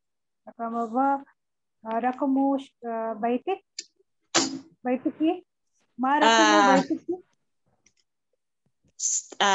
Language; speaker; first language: Arabic; non-native, learner; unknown